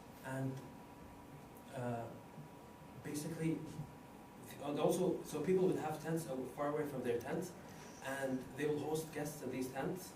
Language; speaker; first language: English; non-native, fluent; Arabic